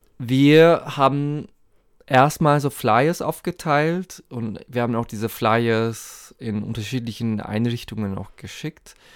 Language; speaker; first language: German; non-native, fluent; Turkish